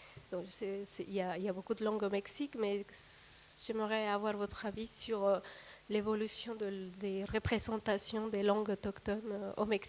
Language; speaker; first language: French; non-native, fluent; Spanish